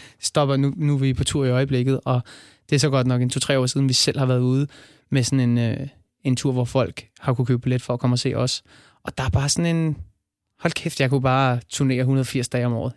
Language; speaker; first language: Danish; native; Danish